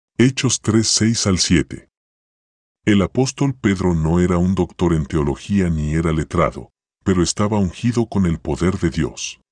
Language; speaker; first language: Spanish; native; Spanish